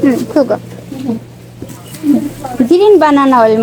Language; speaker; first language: Korean; non-native, learner; Bangla